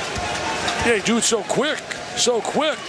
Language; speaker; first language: English; native; English